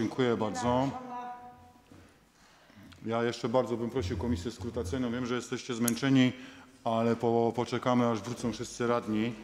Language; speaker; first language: Polish; native; Polish